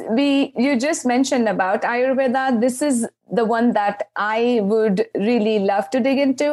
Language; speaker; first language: English; non-native, local second language; Marathi